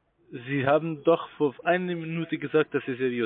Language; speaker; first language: German; non-native, fluent; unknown